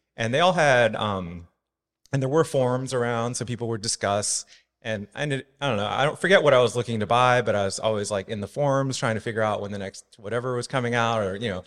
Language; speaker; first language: English; native; English